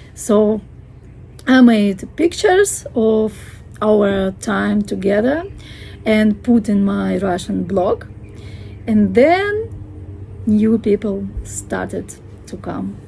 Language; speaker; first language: English; non-native, fluent; Russian